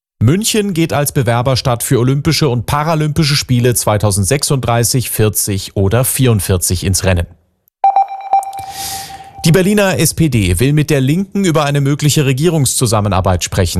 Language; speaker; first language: German; native; German